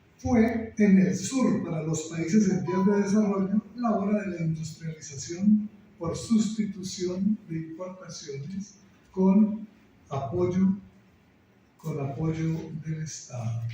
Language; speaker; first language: Spanish; native; Spanish